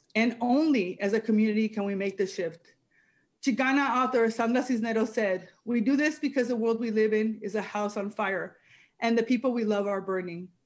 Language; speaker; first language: English; non-native, fluent; Spanish